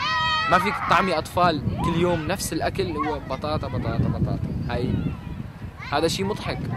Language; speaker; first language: Arabic; native; Arabic